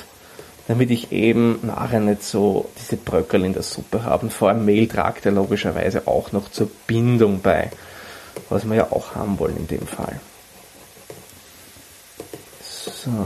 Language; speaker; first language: German; native; German